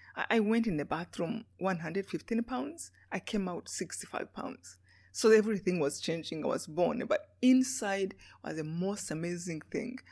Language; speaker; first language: English; non-native, local second language; Kinyarwanda